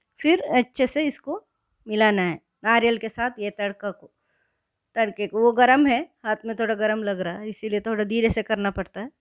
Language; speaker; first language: Hindi; non-native, local second language; Kannada